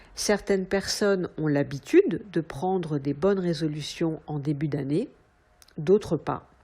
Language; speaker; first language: French; native; French